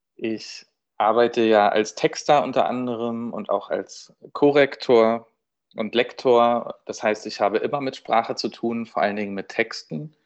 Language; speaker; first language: German; native; German